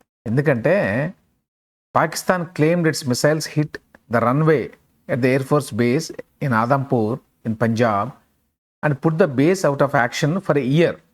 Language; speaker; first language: English; non-native, local second language; Telugu